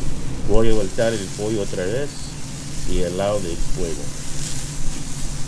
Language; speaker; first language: Spanish; early bilingual, heritage; English